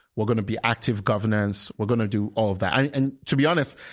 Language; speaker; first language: English; non-native, local second language; Yoruba